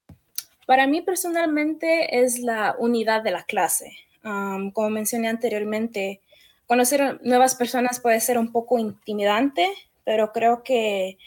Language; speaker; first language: Spanish; early bilingual, heritage; Spanish